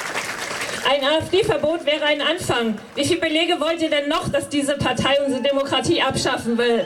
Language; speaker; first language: German; native; German